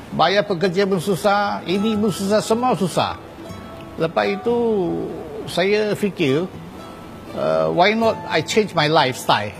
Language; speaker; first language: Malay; non-native, local second language; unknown